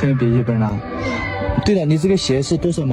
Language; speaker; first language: Chinese; native; Chinese